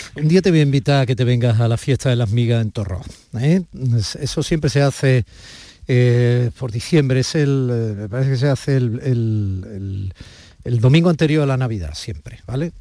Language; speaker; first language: Spanish; native; Spanish